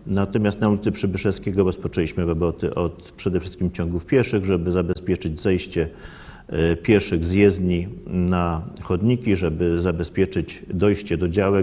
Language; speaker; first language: Polish; native; Polish